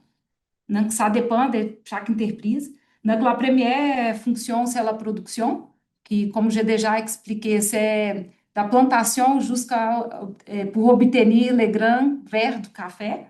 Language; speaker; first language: French; non-native, fluent; Portuguese